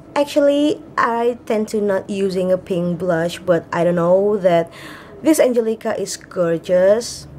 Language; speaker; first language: English; non-native, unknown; Indonesian